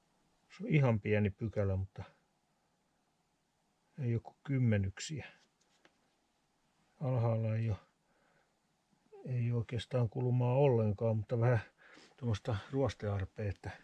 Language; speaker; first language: Finnish; native; Finnish